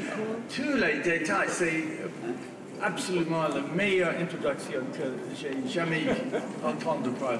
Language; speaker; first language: French; non-native, fluent; English